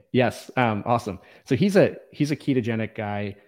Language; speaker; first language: English; native; English